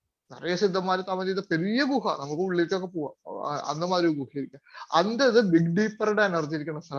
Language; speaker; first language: Tamil; non-native, learner; Malayalam